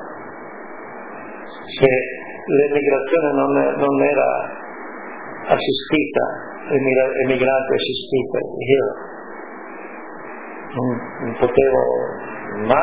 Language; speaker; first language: Italian; native; Italian